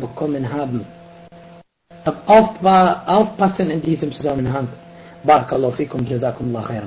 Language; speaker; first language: German; non-native, fluent; Arabic